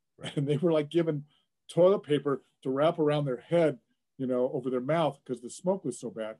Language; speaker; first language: English; native; English